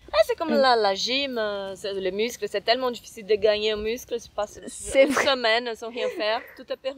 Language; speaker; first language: French; non-native, fluent; Portuguese